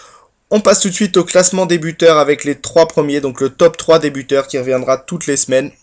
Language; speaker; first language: French; native; French